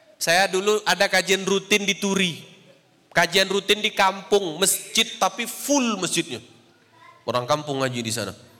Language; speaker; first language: Indonesian; native; Indonesian